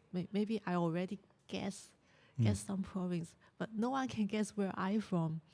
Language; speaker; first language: English; non-native, learner; Chinese